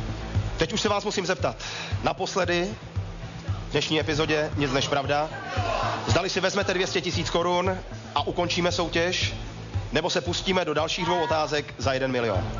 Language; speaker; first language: Czech; native; Czech